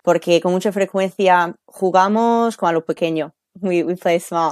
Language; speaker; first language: Spanish; non-native, fluent; English